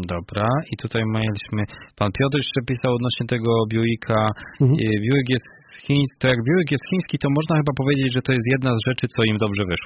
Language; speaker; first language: Polish; native; Polish